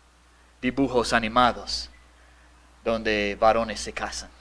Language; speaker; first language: Spanish; non-native, fluent; English